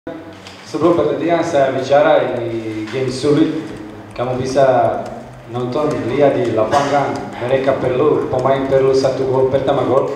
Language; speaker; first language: Indonesian; non-native, learner; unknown